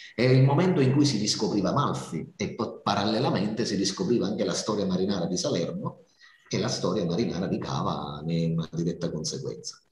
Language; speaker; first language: Italian; native; Italian